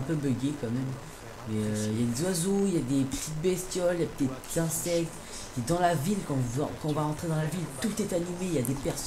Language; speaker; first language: French; native; French